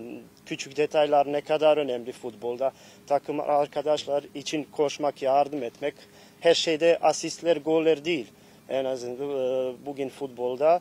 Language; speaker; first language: Turkish; non-native, fluent; Bosnian